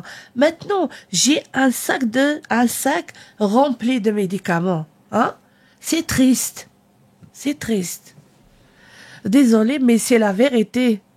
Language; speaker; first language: French; non-native, learner; Arabic